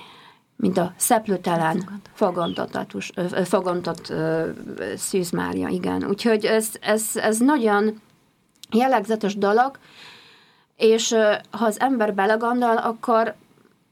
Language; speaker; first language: Hungarian; non-native, fluent; Polish